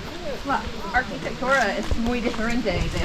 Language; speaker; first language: Spanish; non-native, learner; English